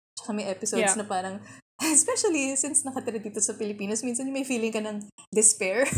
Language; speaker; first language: Filipino; native; Filipino